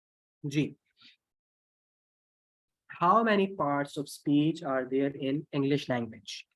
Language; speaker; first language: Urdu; non-native, local second language; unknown